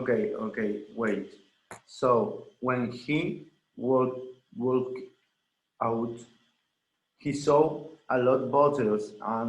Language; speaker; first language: English; non-native, learner; Spanish